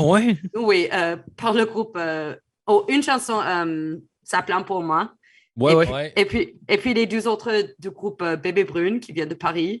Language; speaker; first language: French; non-native, fluent; English